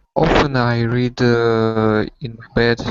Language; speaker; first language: English; non-native, learner; Russian